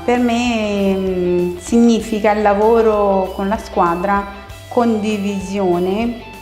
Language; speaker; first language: Italian; non-native, fluent; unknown